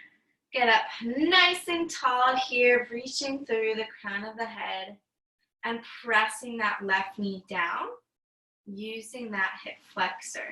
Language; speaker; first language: English; native; English